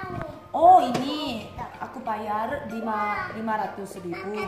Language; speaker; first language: Indonesian; non-native, fluent; Korean